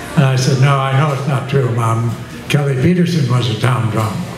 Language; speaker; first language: English; native; English